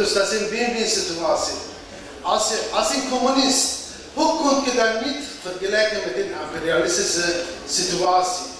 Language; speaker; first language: Dutch; non-native, local second language; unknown